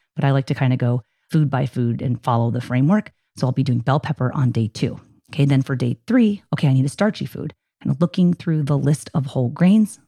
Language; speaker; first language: English; native; English